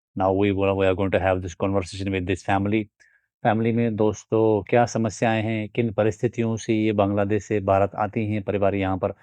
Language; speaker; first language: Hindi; native; Hindi